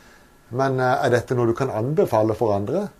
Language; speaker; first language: Norwegian; native; Norwegian